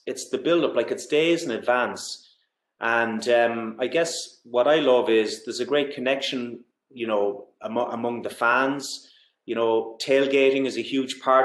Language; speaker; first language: English; native; English